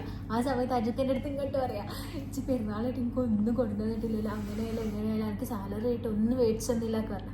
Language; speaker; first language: Malayalam; native; Malayalam